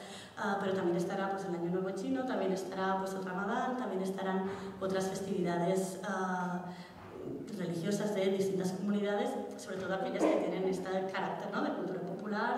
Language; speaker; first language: Spanish; native; Spanish